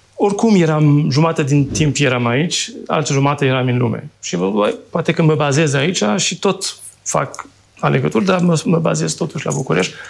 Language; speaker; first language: Romanian; non-native, fluent; French